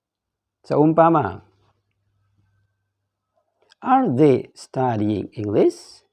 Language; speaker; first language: English; non-native, fluent; Indonesian